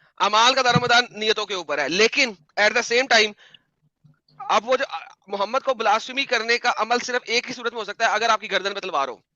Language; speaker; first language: Urdu; non-native, local second language; Punjabi